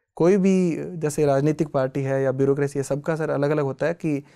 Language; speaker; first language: Hindi; native; Hindi